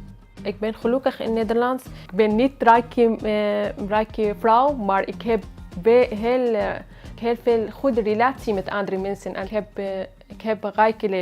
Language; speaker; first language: Dutch; non-native, learner; Arabic